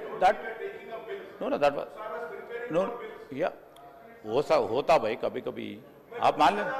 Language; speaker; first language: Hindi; non-native, local second language; Telugu